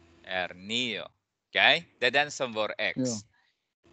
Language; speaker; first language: Swedish; non-native, fluent; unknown